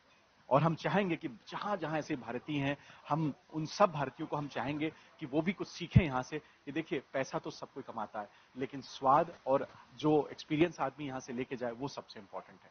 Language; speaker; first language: Hindi; native; Hindi